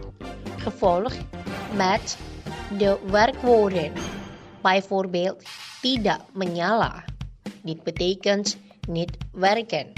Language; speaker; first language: Dutch; non-native, learner; Indonesian